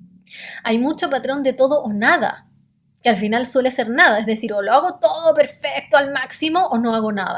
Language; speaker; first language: Spanish; native; Spanish